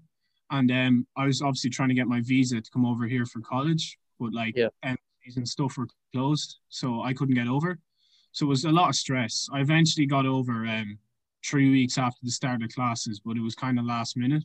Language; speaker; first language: English; native; English